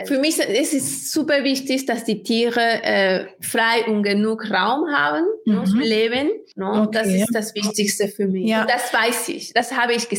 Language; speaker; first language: German; non-native, fluent; Spanish